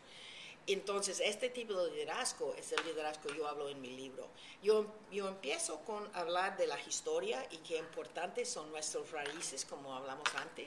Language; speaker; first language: Spanish; early bilingual, heritage; Spanish